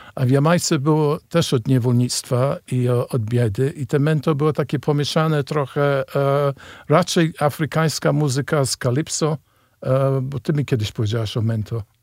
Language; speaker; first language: Polish; non-native, fluent; English